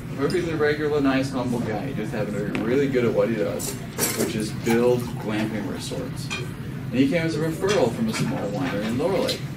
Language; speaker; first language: English; non-native, fluent; Danish